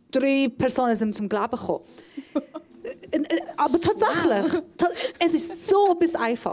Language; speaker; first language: German; non-native, fluent; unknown